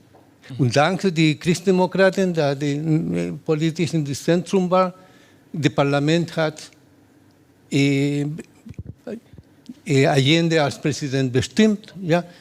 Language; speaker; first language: German; non-native, learner; Spanish